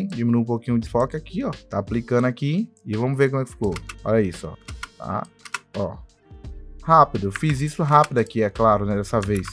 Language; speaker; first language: Portuguese; native; Portuguese